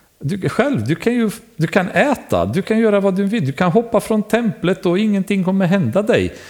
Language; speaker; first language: Swedish; non-native, fluent; Romanian